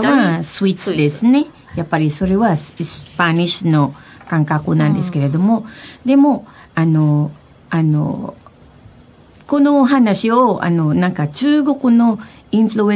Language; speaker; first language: Japanese; non-native, fluent; Filipino